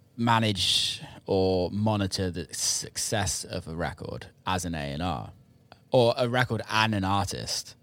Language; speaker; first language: English; native; English